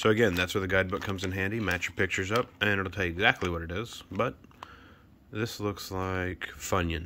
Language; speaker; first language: English; native; English